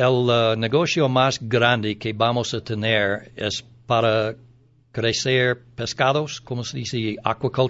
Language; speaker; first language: Spanish; non-native, learner; English